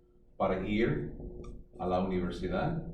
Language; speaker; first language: Spanish; non-native, fluent; English